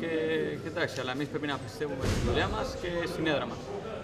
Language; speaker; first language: Greek; non-native, fluent; Spanish